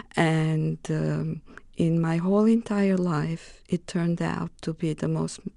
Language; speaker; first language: English; non-native, fluent; Romanian